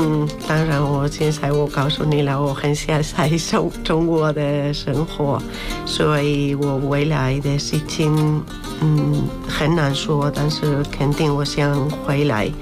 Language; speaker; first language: Chinese; non-native, fluent; Spanish